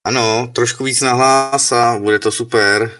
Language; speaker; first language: Czech; native; Czech